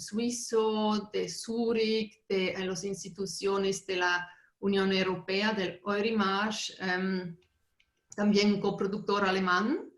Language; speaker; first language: Spanish; non-native, fluent; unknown